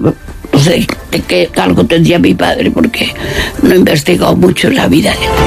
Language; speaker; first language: Spanish; native; Spanish